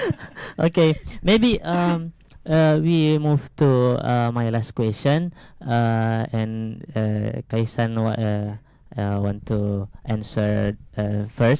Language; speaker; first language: English; non-native, learner; Indonesian